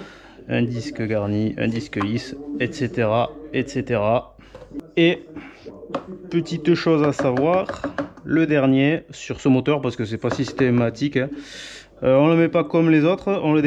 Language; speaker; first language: French; native; French